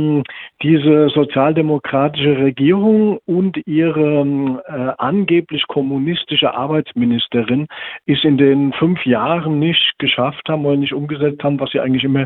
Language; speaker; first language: German; native; German